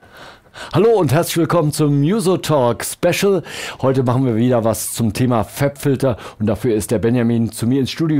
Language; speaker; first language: German; native; German